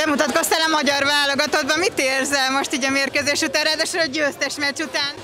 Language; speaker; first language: Hungarian; native; Hungarian